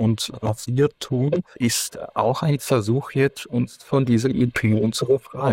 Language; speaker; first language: German; non-native, fluent; Ukrainian